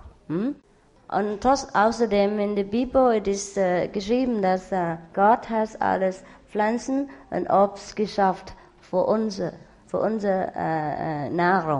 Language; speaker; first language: German; non-native, learner; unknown